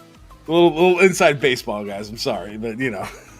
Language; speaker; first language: English; native; English